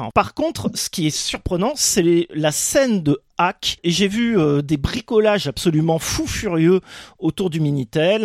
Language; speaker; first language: French; native; French